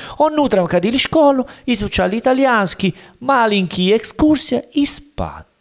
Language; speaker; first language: Russian; non-native, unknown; Italian